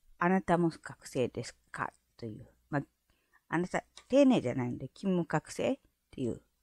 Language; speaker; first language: Japanese; native; Japanese